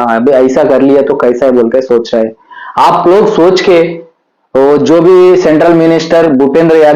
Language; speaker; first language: Hindi; non-native, local second language; Telugu